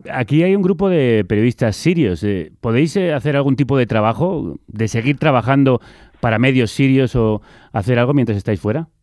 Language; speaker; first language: Spanish; native; Spanish